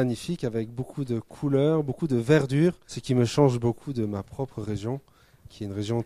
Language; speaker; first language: French; native; French